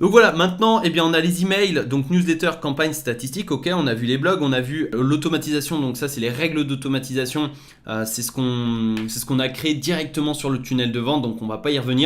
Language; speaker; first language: French; native; French